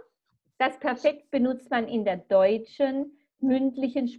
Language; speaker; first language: German; non-native, fluent; Spanish